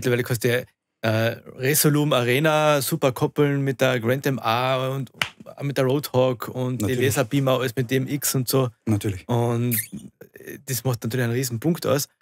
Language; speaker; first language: German; native; German